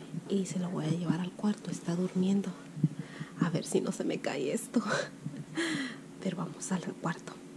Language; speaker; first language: Spanish; native; Spanish